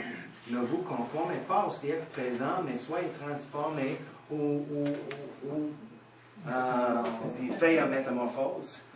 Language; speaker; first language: French; non-native, fluent; English